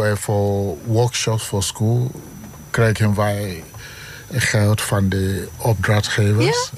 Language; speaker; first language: Dutch; non-native, learner; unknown